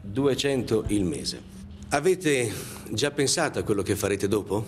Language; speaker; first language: Italian; native; Italian